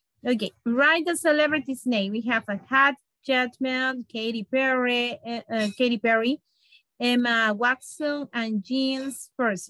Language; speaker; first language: English; non-native, learner; Spanish